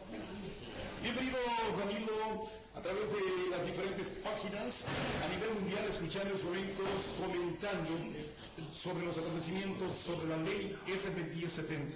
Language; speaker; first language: Spanish; native; Spanish